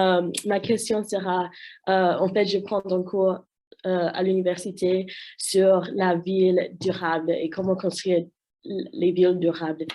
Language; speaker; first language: French; non-native, fluent; English